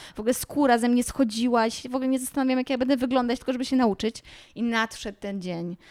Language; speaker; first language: Polish; native; Polish